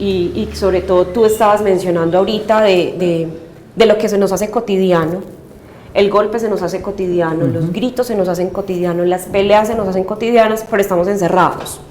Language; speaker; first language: Spanish; native; Spanish